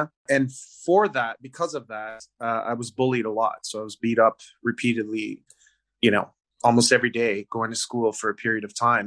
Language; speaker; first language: English; native; English